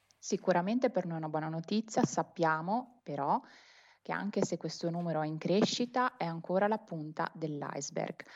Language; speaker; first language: Italian; native; Italian